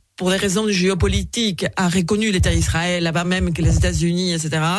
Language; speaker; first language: French; non-native, fluent; Spanish